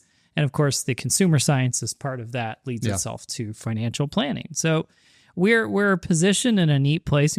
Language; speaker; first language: English; native; English